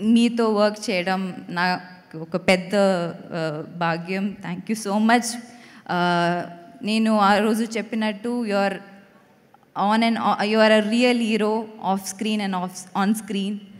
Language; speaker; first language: Telugu; non-native, learner; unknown